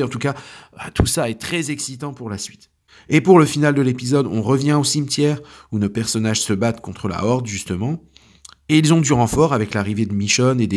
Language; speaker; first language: French; native; French